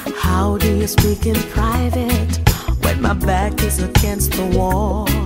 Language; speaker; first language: English; native; English